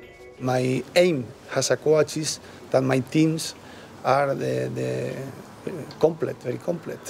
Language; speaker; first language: English; non-native, learner; Spanish